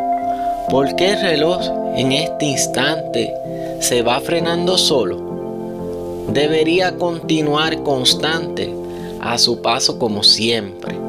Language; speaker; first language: Spanish; native; Spanish